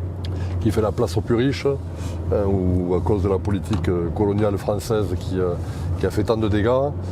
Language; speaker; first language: French; native; French